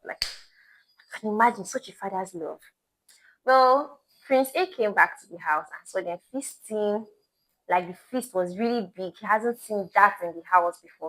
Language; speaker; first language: English; non-native, local second language; Igbo